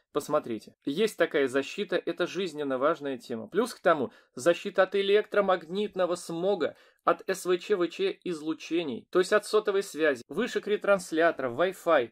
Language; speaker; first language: Russian; native; Russian